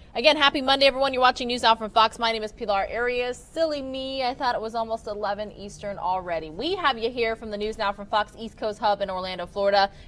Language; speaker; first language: English; native; English